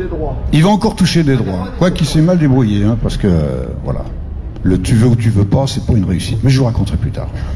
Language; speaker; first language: French; native; French